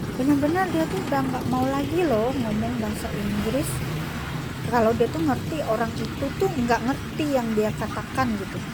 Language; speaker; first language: Indonesian; non-native, local second language; Hakka Chinese